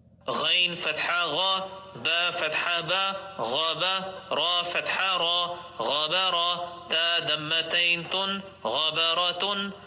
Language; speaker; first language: Arabic; non-native, fluent; Oromo